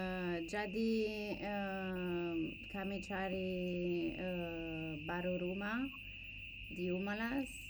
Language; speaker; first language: Indonesian; non-native, learner; English